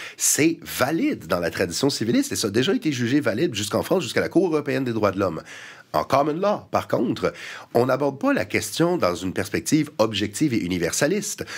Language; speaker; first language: French; native; French